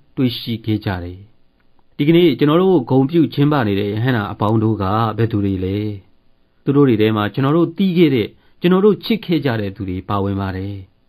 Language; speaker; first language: Burmese; native; Burmese